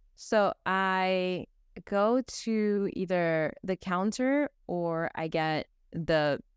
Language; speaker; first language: English; early bilingual, other home language; Spanish